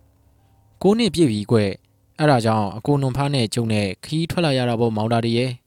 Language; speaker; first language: Burmese; native; Burmese